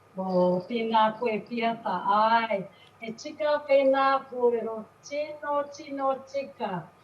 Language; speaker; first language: Māori; native; Māori